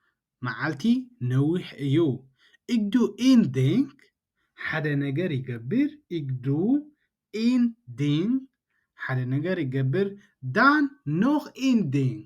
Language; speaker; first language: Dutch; non-native, learner; Tigrinya